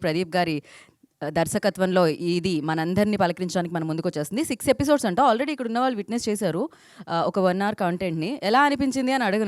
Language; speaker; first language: Telugu; native; Telugu